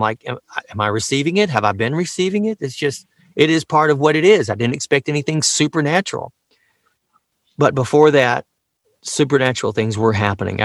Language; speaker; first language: English; native; English